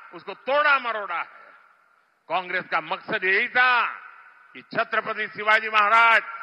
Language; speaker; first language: Hindi; non-native, local second language; Gujarati